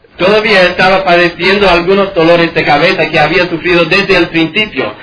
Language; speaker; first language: Spanish; non-native, fluent; English